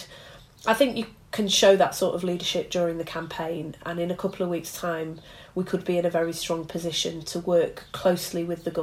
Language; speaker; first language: English; native; English